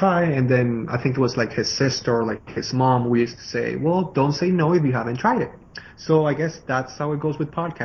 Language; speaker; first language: English; non-native, fluent; Spanish